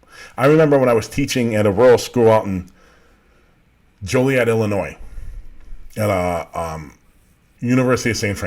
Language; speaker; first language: English; native; English